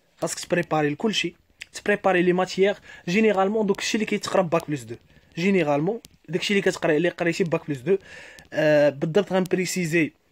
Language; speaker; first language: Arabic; native; Arabic